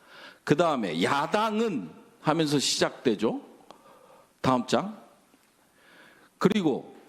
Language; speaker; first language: Korean; native; Korean